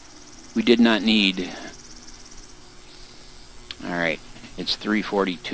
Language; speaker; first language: English; native; English